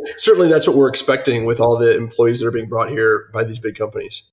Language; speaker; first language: English; native; English